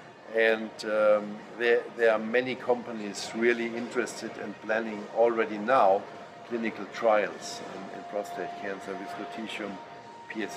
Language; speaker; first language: English; non-native, fluent; German